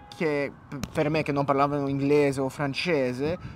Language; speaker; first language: Italian; non-native, fluent; English